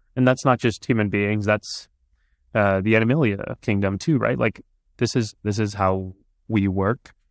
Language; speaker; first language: English; early bilingual, other home language; Punjabi